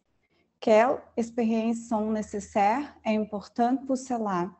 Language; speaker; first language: French; non-native, fluent; Portuguese